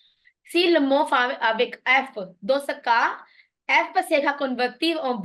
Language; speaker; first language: French; non-native, fluent; Punjabi